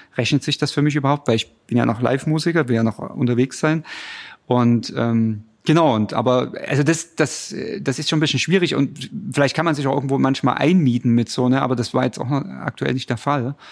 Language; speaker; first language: German; native; German